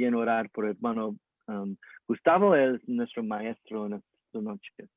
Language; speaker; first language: Spanish; early bilingual, heritage; English